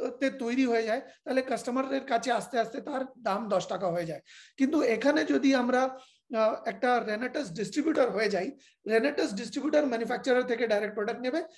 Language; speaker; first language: Bangla; non-native, fluent; Hindi